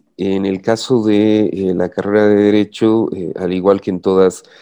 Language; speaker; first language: Spanish; native; Spanish